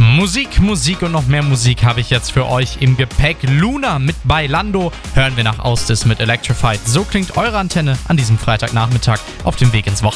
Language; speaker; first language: German; native; German